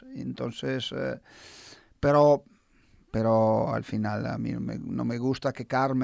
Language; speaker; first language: Spanish; non-native, fluent; Italian